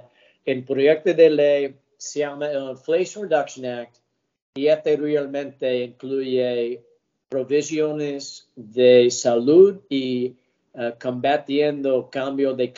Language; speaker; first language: Spanish; early bilingual, heritage; English